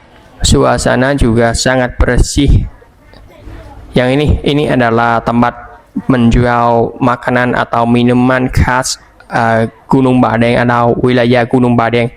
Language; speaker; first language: Indonesian; non-native, fluent; Vietnamese